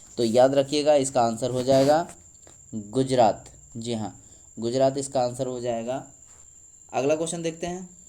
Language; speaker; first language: Hindi; native; Hindi